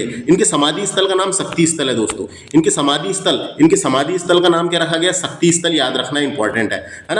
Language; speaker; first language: Hindi; native; Hindi